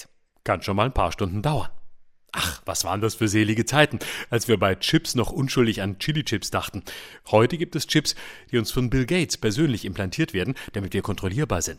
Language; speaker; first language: German; native; German